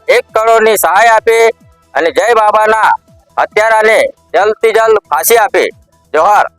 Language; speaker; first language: Gujarati; non-native, local second language; Bhili